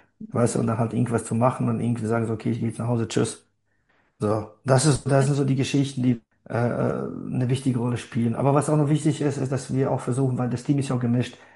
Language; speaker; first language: German; non-native, fluent; Bosnian